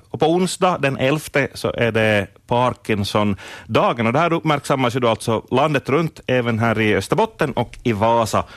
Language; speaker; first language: Swedish; native; Swedish